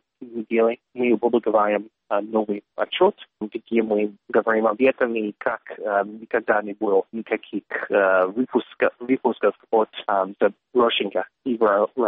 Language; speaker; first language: Russian; non-native, learner; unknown